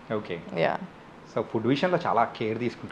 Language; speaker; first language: Telugu; native; Telugu